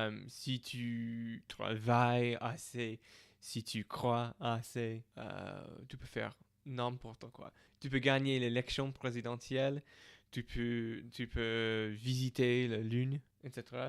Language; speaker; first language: French; non-native, fluent; English